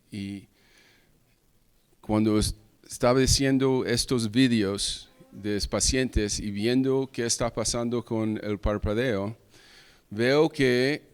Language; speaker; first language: Spanish; early bilingual, heritage; English